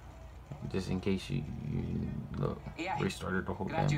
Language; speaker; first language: English; native; English